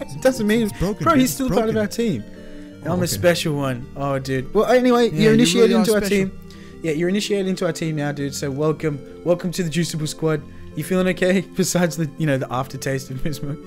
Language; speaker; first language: English; native; English